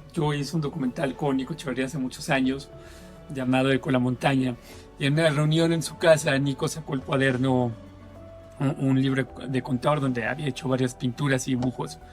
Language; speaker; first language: Spanish; native; Spanish